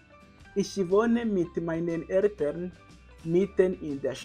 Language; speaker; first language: German; non-native, learner; Kinyarwanda